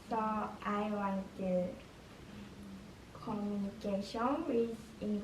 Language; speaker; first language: English; non-native, learner; Japanese